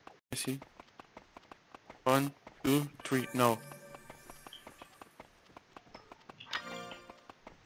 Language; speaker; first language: English; non-native, learner; Turkish